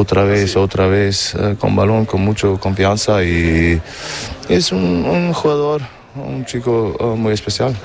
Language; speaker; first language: Spanish; non-native, learner; German